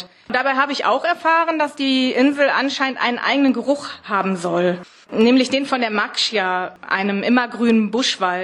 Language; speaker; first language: German; native; German